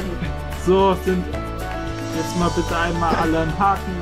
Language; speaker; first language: German; native; German